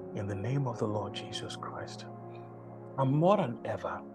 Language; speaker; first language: English; non-native, local second language; Yoruba